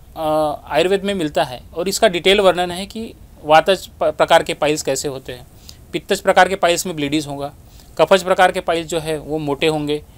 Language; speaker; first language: Hindi; non-native, local second language; Marathi